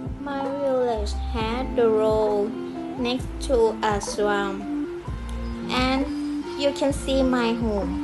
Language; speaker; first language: English; non-native, learner; Thai